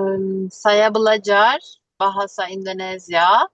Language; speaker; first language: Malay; non-native, learner; Turkish